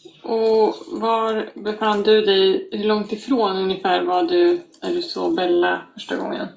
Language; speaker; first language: Swedish; native; Swedish